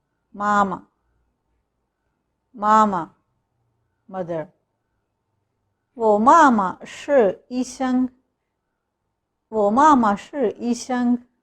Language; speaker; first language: Chinese; non-native, fluent; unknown